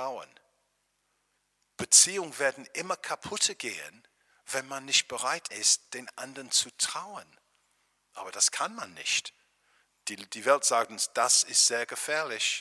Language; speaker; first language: German; non-native, fluent; English